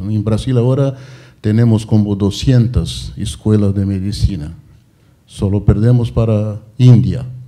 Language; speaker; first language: Spanish; non-native, fluent; Portuguese